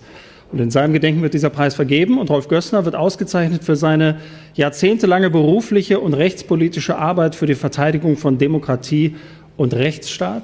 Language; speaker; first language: German; native; German